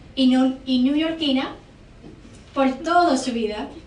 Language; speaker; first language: Spanish; non-native, learner; English